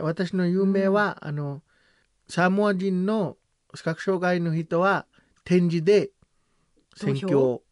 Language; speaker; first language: Japanese; non-native, learner; Samoan